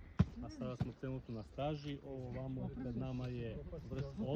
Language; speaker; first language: Bosnian; native; Bosnian